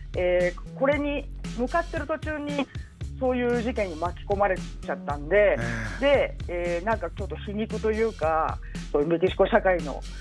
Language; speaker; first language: Japanese; native; Japanese